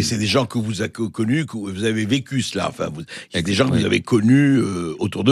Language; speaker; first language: French; native; French